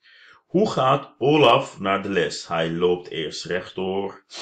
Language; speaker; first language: Dutch; non-native, fluent; Turkish